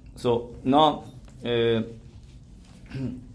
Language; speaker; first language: English; non-native, fluent; Persian